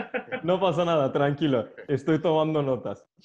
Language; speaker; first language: Spanish; non-native, fluent; Turkish